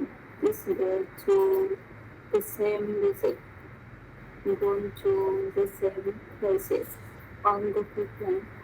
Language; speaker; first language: English; non-native, learner; Vietnamese